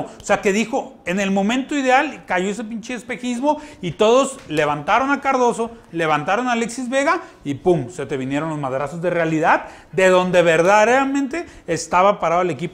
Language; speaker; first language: Spanish; native; Spanish